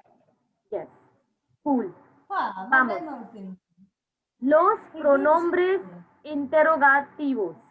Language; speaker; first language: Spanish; non-native, learner; Hindi